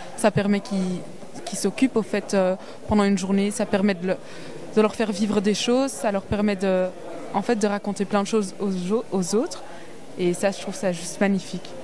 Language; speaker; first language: French; early bilingual, other home language; Arabic